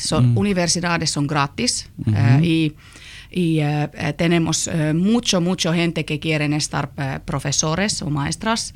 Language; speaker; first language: Spanish; non-native, learner; Finnish